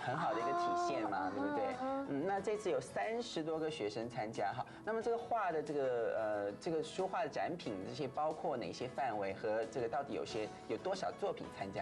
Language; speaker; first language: Chinese; native; Chinese